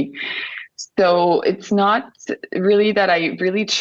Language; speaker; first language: English; non-native, fluent; French